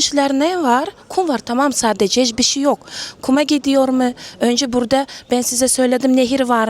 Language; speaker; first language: Turkish; non-native, learner; Uzbek